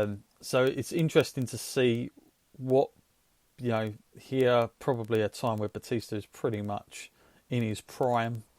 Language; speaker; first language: English; native; English